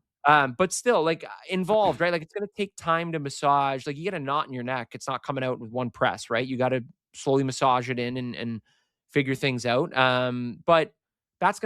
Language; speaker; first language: English; native; English